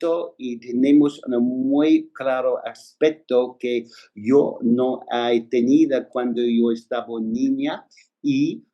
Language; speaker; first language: Spanish; non-native, learner; English